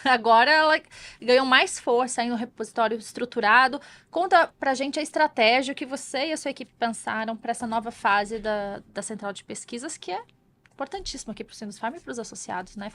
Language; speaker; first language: Portuguese; native; Portuguese